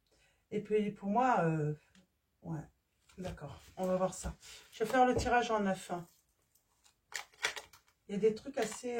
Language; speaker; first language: French; native; French